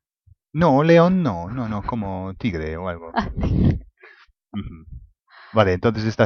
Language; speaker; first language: Spanish; non-native, learner; English